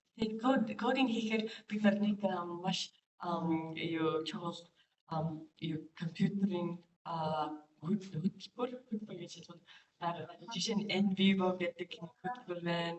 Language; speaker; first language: Mongolian; non-native, learner; English